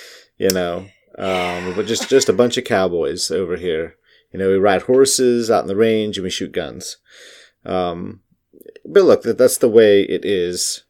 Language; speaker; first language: English; native; English